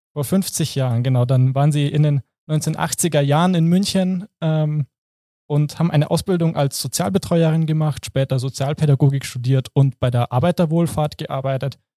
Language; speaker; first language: German; native; German